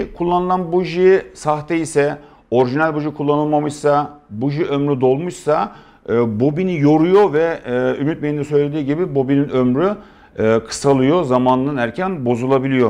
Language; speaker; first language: Turkish; native; Turkish